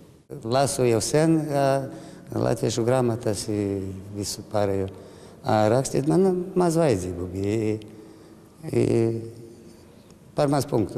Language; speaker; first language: Latvian; non-native, learner; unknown